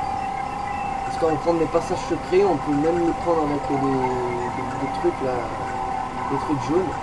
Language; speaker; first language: French; native; French